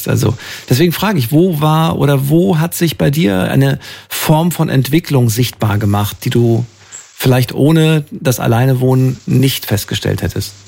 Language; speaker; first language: German; native; German